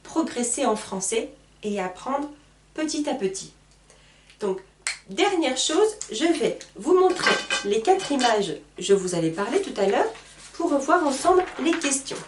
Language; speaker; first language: French; native; French